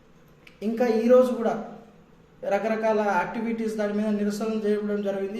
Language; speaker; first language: Telugu; native; Telugu